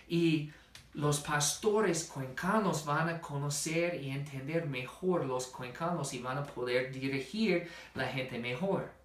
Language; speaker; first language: Spanish; non-native, fluent; English